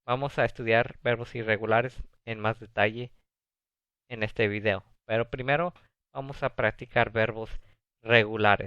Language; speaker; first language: Spanish; early bilingual, other home language; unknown